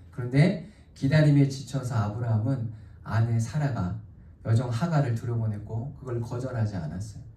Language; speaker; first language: Korean; native; Korean